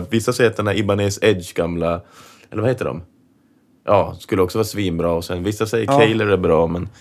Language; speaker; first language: Swedish; native; Swedish